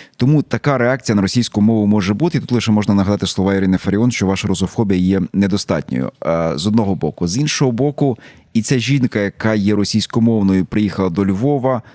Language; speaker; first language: Ukrainian; native; Ukrainian